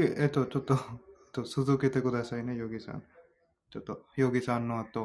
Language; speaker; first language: Japanese; non-native, fluent; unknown